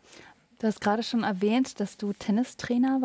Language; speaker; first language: German; native; German